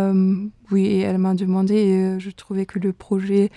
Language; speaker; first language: French; non-native, fluent; German